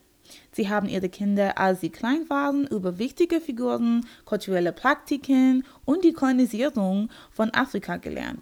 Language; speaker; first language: German; non-native, learner; English